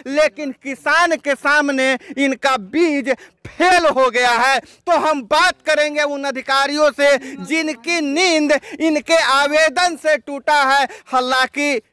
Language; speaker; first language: Hindi; native; Hindi